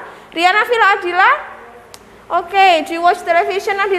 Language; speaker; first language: English; non-native, learner; Indonesian